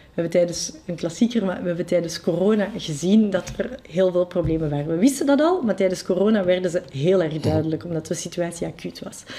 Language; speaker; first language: Dutch; non-native, local second language; French